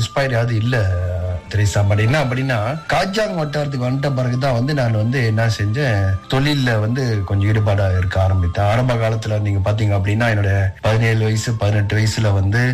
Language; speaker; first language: Tamil; early bilingual, heritage; Tamil